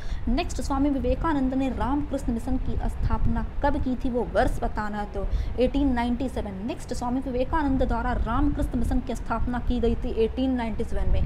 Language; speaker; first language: Hindi; native; Hindi